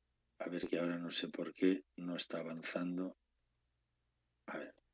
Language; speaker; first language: Spanish; native; Spanish